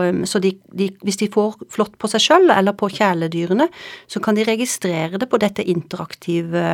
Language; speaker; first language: Norwegian; native; Norwegian